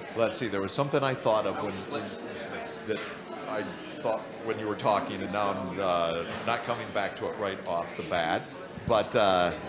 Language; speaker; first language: English; native; English